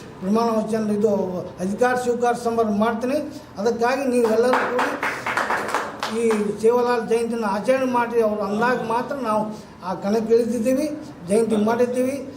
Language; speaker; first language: Kannada; native; Kannada